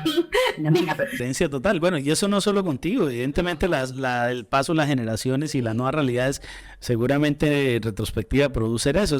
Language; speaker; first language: Spanish; native; Spanish